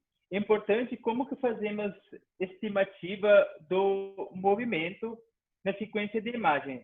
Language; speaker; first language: Portuguese; non-native, fluent; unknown